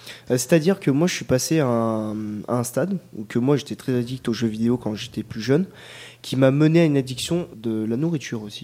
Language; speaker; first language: French; native; French